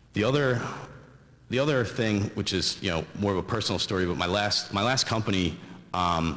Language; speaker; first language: English; native; English